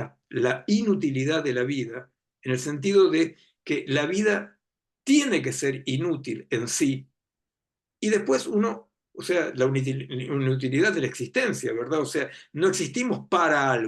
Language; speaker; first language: Spanish; native; Spanish